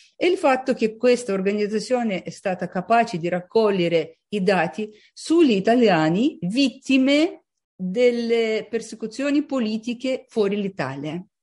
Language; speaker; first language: Italian; non-native, fluent; Russian